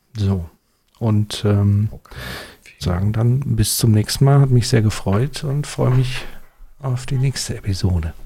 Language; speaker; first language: German; native; German